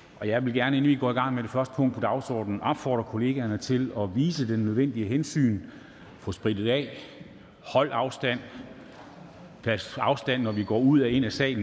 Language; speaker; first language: Danish; native; Danish